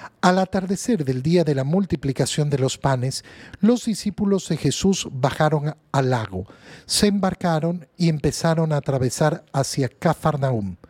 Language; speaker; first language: Spanish; native; Spanish